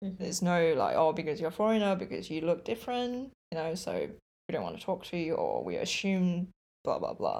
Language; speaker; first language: English; non-native, fluent; Chinese